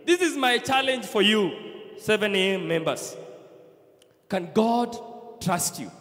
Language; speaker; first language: English; non-native, local second language; Swahili